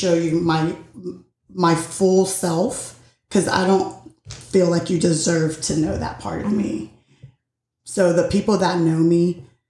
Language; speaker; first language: English; early bilingual, other home language; Spanish